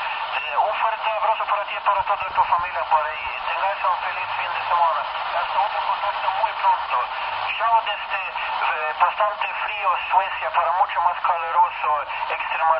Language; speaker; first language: Spanish; non-native, learner; Swedish